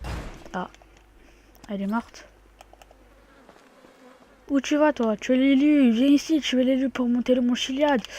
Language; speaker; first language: French; native; French